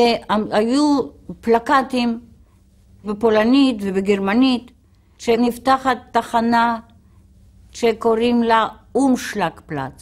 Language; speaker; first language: Hebrew; non-native, fluent; Polish